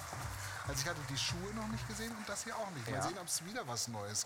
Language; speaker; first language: German; native; German